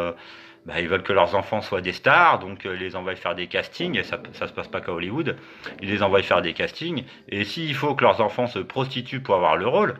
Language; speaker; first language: French; native; French